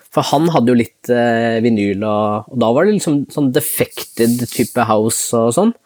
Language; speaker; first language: Norwegian; early bilingual, other home language; Spanish